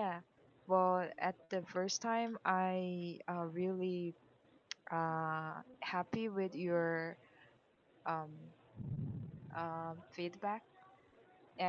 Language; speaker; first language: English; non-native, learner; Korean